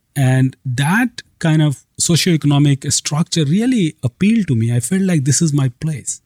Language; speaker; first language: English; non-native, local second language; Hindi